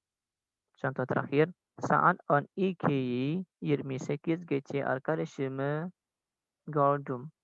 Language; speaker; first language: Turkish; non-native, learner; Indonesian